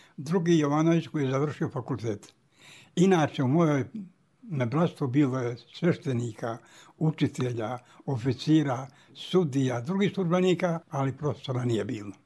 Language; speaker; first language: Serbian; native; Serbian